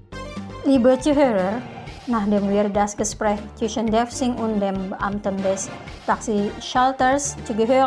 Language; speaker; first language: German; non-native, fluent; Indonesian